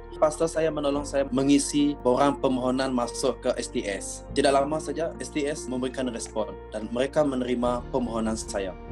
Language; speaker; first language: Malay; non-native, local second language; Iban